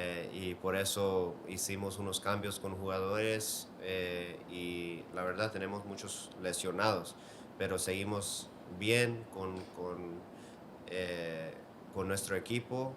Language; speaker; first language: Spanish; early bilingual, heritage; English